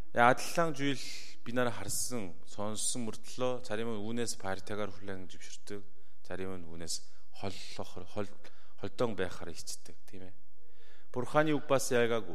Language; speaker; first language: Mongolian; non-native, fluent; Korean